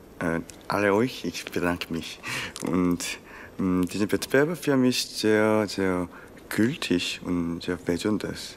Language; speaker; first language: German; non-native, learner; Korean